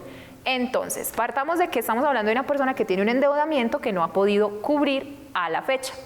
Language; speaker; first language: Spanish; native; Spanish